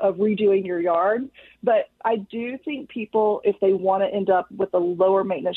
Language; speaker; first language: English; native; English